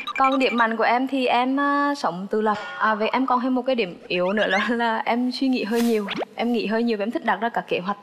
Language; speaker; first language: Vietnamese; native; Vietnamese